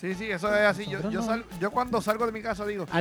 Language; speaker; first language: Spanish; native; Spanish